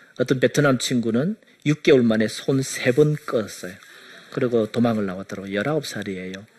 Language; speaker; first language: Korean; native; Korean